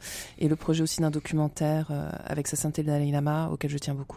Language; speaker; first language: French; native; French